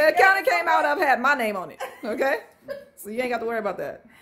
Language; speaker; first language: English; native; English